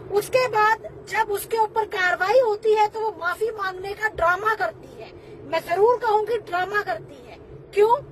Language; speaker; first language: Hindi; native; Hindi